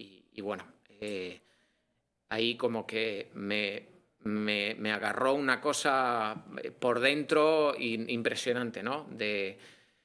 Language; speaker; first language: Spanish; native; Spanish